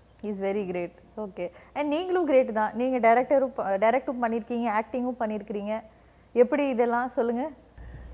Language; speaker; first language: Tamil; native; Tamil